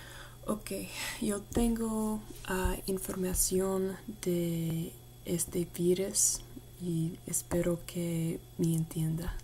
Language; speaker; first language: Spanish; non-native, learner; English